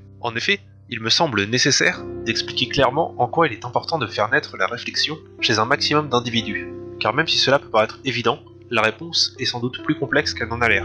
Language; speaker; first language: French; native; French